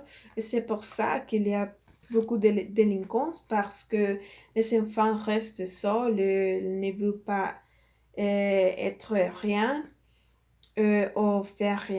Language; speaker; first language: French; non-native, learner; Spanish